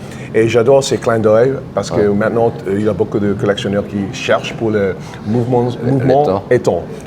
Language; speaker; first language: French; non-native, fluent; English